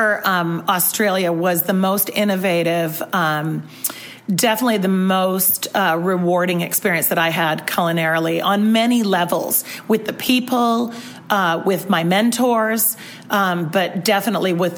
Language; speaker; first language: English; native; English